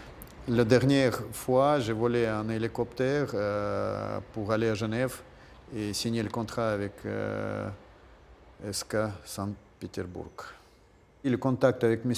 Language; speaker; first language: French; non-native, fluent; Russian